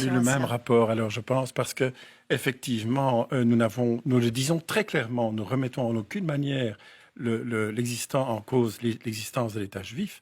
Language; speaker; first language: French; native; French